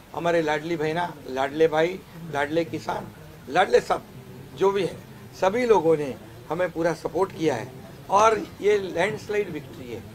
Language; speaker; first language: Hindi; non-native, local second language; Marathi